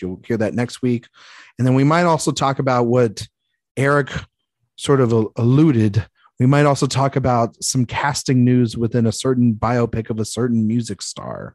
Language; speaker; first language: English; native; English